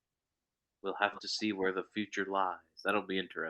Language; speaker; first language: English; native; English